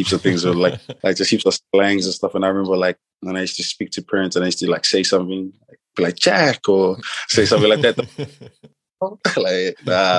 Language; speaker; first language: English; non-native, local second language; Samoan